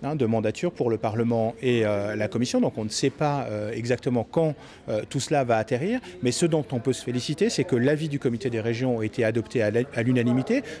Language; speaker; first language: French; native; French